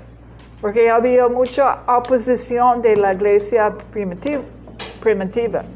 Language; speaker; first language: Spanish; non-native, learner; English